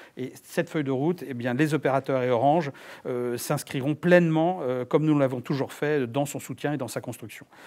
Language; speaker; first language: French; native; French